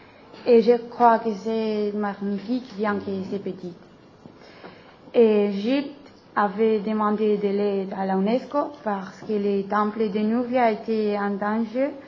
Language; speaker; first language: French; non-native, learner; Spanish